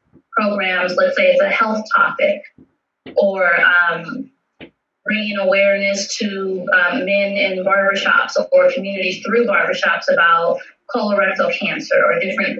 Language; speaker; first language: English; native; English